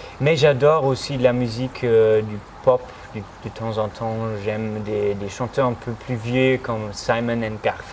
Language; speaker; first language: French; non-native, fluent; German